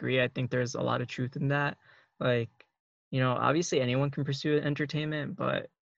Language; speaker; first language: English; native; English